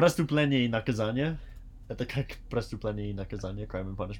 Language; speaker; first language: Russian; non-native, learner; English